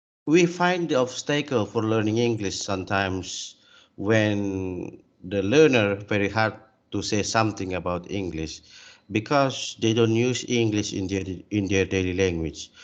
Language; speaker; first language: English; non-native, learner; Indonesian